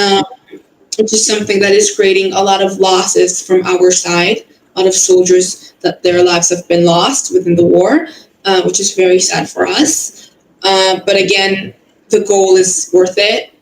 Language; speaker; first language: English; non-native, fluent; Hebrew